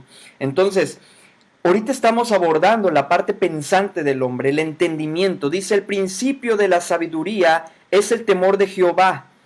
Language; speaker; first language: Spanish; native; Spanish